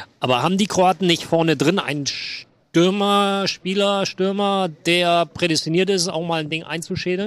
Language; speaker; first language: German; native; German